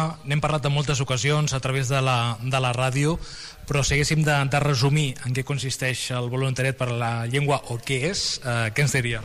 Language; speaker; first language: Catalan; native; Catalan